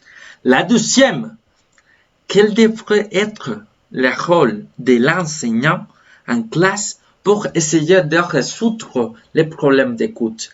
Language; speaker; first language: French; non-native, fluent; Spanish